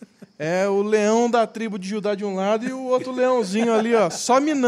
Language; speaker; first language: Portuguese; native; Portuguese